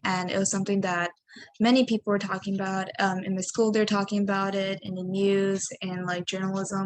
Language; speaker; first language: English; native; English